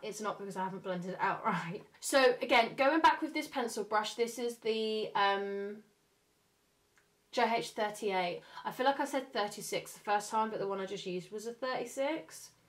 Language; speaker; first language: English; native; English